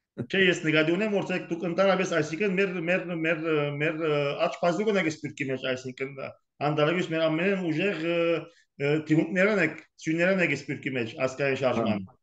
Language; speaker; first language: Armenian; early bilingual, heritage; Armenian